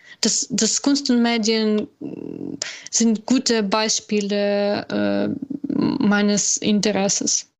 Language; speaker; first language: German; non-native, learner; Ukrainian